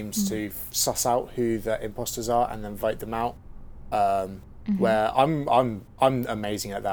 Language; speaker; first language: English; native; English